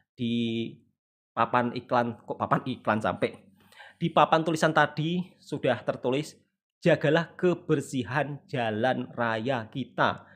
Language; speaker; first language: Indonesian; native; Indonesian